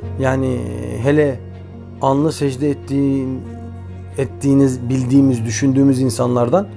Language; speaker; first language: Turkish; native; Turkish